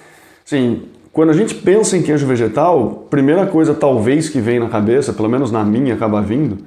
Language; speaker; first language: Portuguese; native; Portuguese